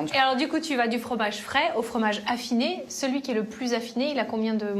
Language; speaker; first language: French; native; French